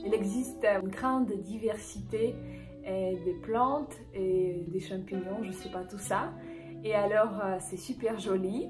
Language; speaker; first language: French; non-native, fluent; Ukrainian